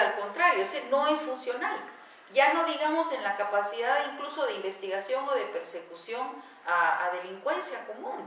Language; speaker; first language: Spanish; native; Spanish